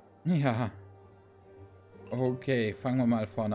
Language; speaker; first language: German; native; German